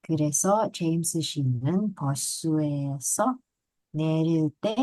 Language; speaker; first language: Korean; non-native, learner; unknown